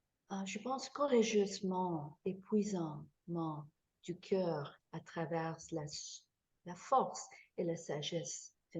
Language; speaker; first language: French; non-native, fluent; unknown